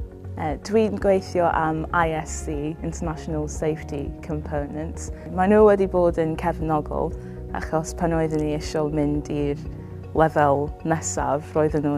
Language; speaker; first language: Welsh; non-native, learner; English